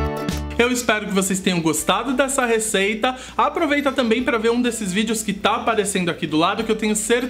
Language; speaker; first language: Portuguese; native; Portuguese